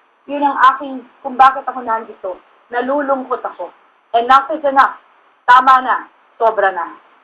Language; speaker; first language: Filipino; native; Filipino